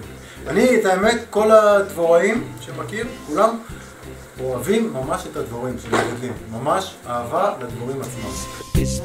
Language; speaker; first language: Hebrew; native; Hebrew